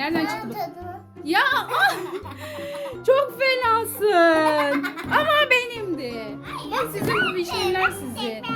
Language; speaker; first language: Turkish; native; Turkish